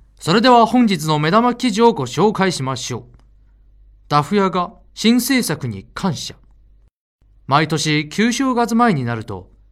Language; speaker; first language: Japanese; non-native, fluent; Chinese